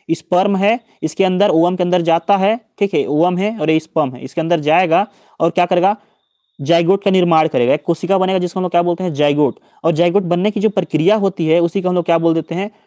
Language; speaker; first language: Hindi; native; Hindi